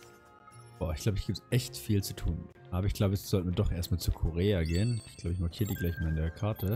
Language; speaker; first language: German; native; German